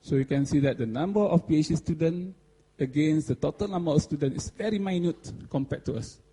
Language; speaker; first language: English; non-native, local second language; Malay